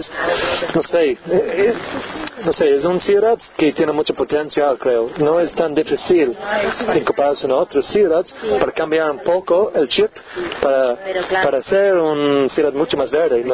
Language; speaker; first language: Spanish; non-native, learner; English